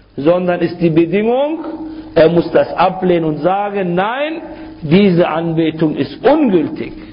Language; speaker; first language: German; non-native, fluent; Arabic